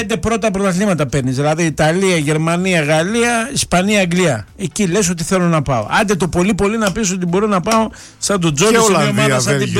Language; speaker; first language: Greek; native; Greek